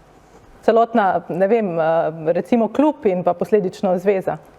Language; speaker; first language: Slovenian; native; Slovenian